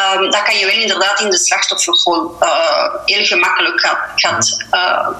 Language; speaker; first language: Dutch; non-native, fluent; French